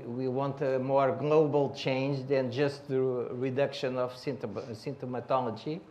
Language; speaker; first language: English; non-native, learner; Portuguese